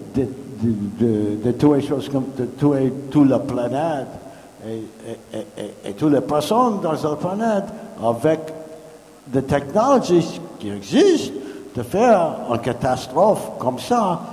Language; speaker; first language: French; non-native, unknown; English